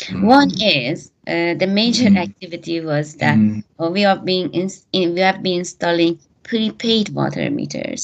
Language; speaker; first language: English; non-native, fluent; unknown